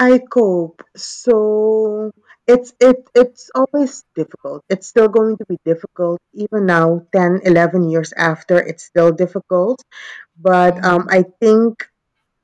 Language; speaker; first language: English; non-native, fluent; Papiamento